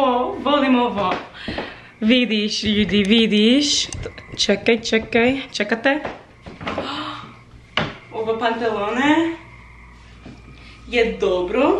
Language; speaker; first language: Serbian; non-native, learner; English